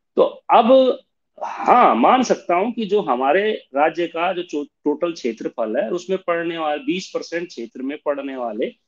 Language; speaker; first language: Hindi; native; Hindi